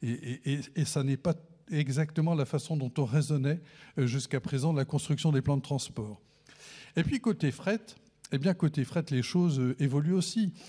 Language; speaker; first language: French; native; French